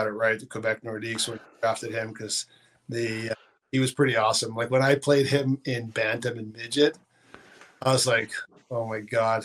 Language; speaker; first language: English; native; English